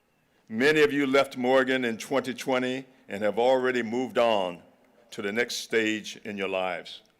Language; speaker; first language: English; native; English